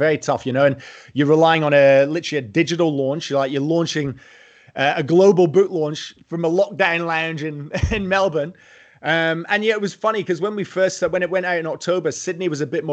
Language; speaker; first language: English; native; English